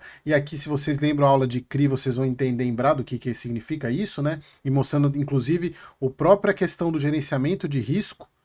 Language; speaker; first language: Portuguese; native; Portuguese